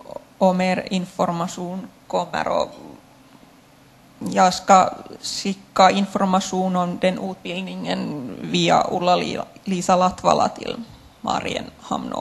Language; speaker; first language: Swedish; non-native, local second language; Finnish